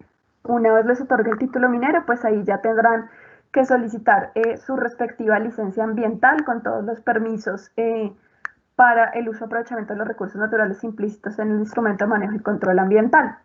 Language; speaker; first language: Spanish; native; Spanish